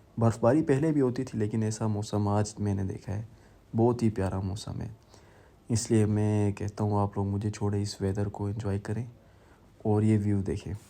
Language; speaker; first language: Urdu; non-native, local second language; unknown